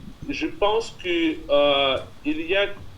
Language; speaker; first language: French; non-native, fluent; Russian